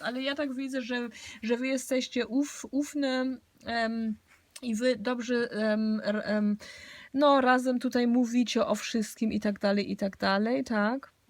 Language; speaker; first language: Polish; early bilingual, heritage; Polish